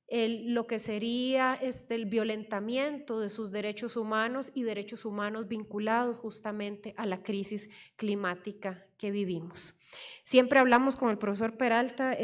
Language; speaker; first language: Spanish; native; Spanish